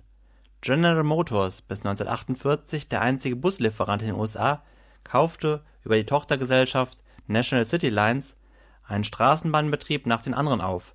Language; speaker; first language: German; native; German